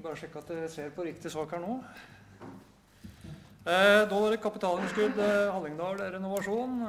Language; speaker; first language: Norwegian; native; Norwegian